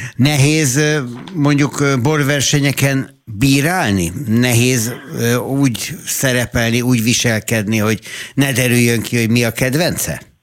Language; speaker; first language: Hungarian; native; Hungarian